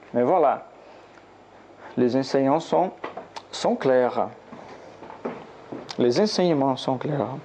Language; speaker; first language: French; non-native, learner; Portuguese